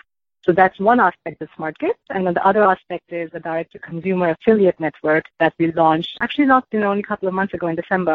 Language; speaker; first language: English; non-native, local second language; Hindi